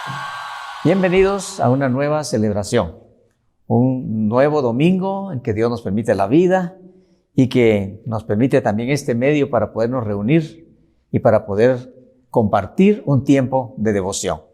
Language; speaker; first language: Spanish; native; Spanish